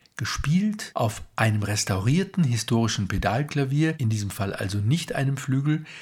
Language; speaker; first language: German; native; German